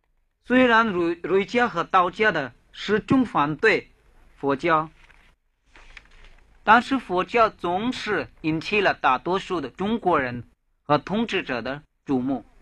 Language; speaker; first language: Chinese; non-native, fluent; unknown